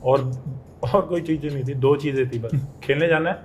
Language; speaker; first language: English; non-native, local second language; Punjabi